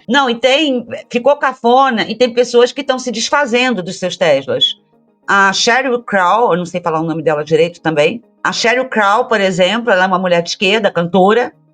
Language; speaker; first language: Portuguese; native; Portuguese